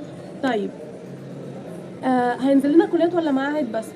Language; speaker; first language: Arabic; native; Arabic